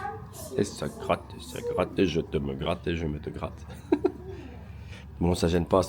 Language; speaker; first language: French; native; French